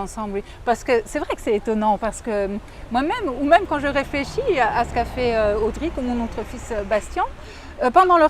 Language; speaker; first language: French; native; French